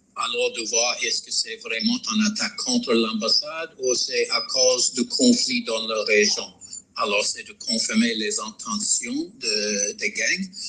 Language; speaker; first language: Haitian Creole; non-native, fluent; English